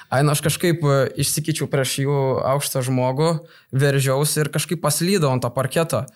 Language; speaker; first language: Lithuanian; native; Lithuanian